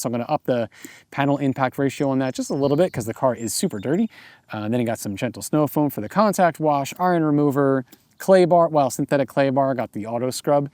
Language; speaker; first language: English; native; English